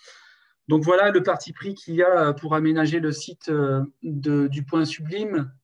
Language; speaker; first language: French; native; French